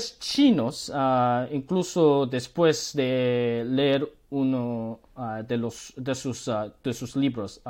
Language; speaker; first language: Spanish; non-native, learner; Korean